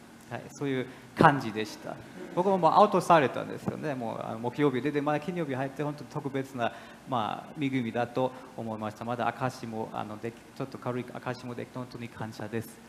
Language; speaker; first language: Japanese; non-native, fluent; German